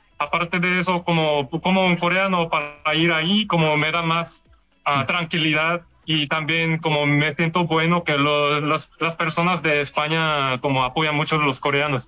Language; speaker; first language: Spanish; non-native, learner; Korean